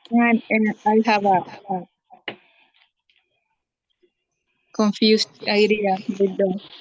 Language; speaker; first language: English; non-native, learner; Spanish